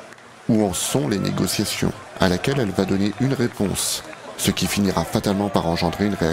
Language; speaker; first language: French; native; French